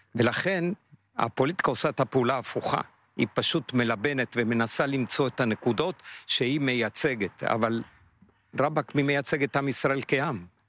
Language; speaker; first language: Hebrew; non-native, fluent; Spanish